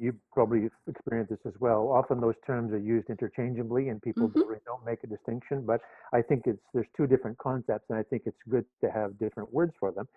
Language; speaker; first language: English; native; English